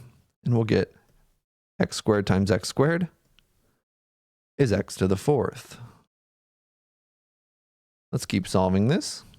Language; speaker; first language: English; native; English